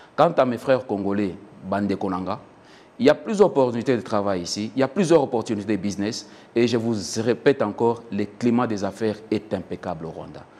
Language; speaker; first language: French; non-native, local second language; Swahili